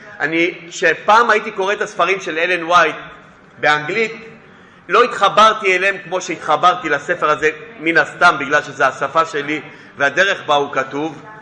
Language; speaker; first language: Hebrew; non-native, fluent; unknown